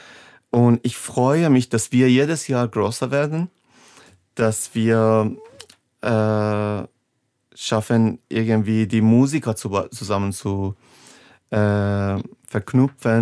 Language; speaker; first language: German; non-native, fluent; Persian